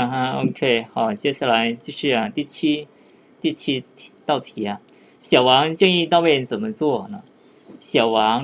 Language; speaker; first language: Chinese; non-native, fluent; Lao